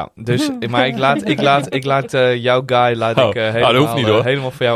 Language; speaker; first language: Dutch; native; Dutch